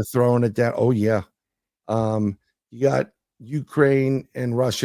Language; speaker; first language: English; native; English